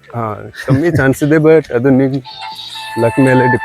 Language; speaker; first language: Kannada; non-native, local second language; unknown